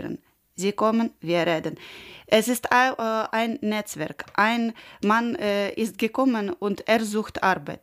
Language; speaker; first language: German; non-native, learner; Ukrainian